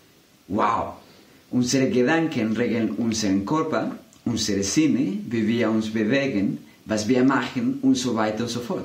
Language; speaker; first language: German; non-native, fluent; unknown